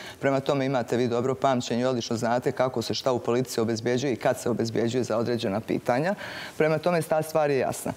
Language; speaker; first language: Serbian; native; Serbian